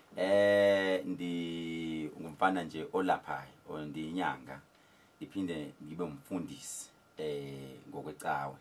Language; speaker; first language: Zulu; native; Zulu